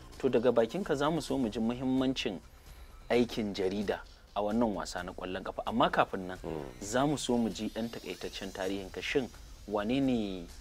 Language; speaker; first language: Hausa; native; Hausa